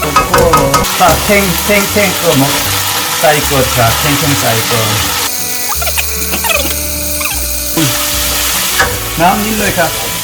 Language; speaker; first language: Thai; non-native, learner; Korean